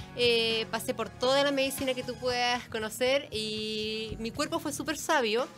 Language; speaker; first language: Spanish; native; Spanish